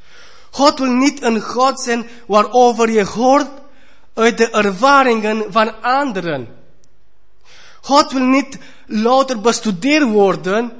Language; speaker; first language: Dutch; non-native, fluent; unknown